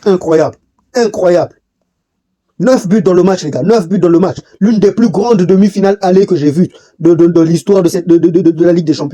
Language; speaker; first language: French; native; French